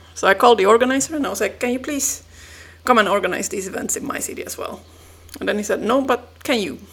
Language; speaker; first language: English; non-native, fluent; Finnish